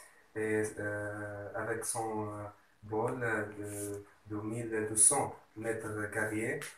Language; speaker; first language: French; non-native, learner; Arabic